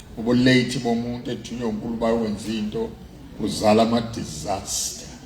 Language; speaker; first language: Zulu; native; Zulu